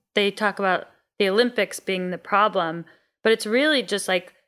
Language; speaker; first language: English; early bilingual, other home language; Greek